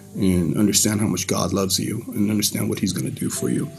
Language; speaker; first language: English; early bilingual, other home language; Persian